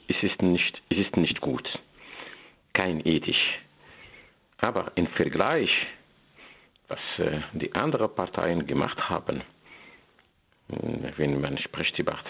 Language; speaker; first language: German; non-native, learner; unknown